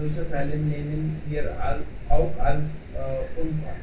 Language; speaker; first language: German; non-native, learner; Hindi